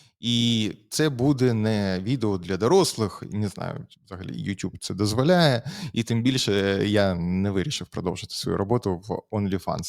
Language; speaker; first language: Ukrainian; native; Ukrainian